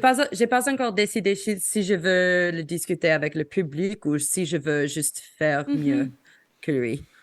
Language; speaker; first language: French; non-native, fluent; English